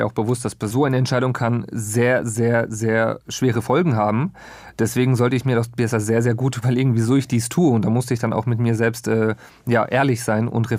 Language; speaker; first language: German; native; German